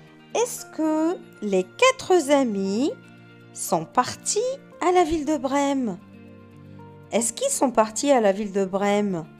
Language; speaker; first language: French; non-native, local second language; Arabic